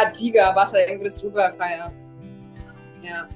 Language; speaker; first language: Indonesian; non-native, fluent; German